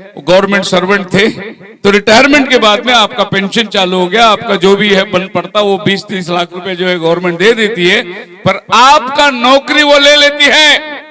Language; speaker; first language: Hindi; non-native, local second language; Tamil